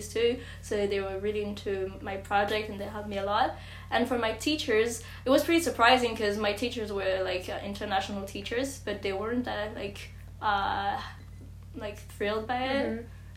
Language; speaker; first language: English; non-native, fluent; French